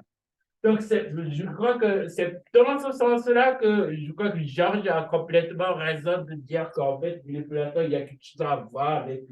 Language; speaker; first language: French; non-native, fluent; Japanese